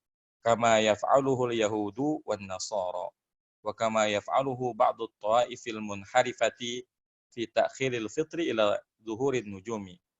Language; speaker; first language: Arabic; non-native, fluent; Indonesian